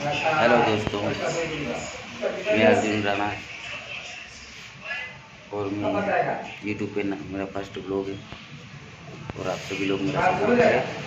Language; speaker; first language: Hindi; non-native, local second language; Gujarati